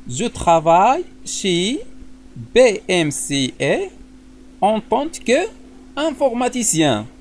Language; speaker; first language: French; non-native, local second language; Arabic